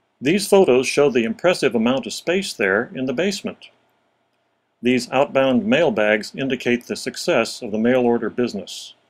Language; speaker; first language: English; native; English